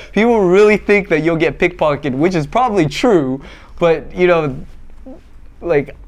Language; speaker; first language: English; early bilingual, other home language; Vietnamese